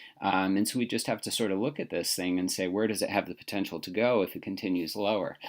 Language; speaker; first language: English; native; English